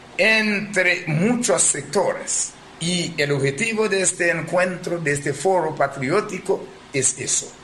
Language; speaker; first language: Spanish; non-native, fluent; Haitian Creole